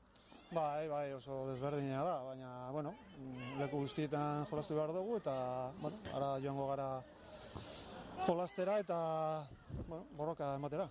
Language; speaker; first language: Basque; non-native, local second language; Spanish